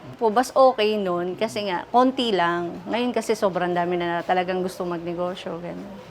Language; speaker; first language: Filipino; native; Filipino